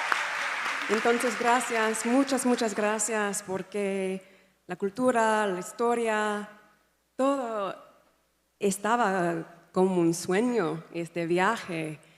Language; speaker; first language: Spanish; non-native, fluent; English